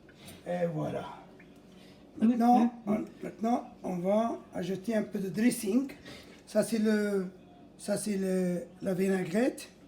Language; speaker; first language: French; non-native, fluent; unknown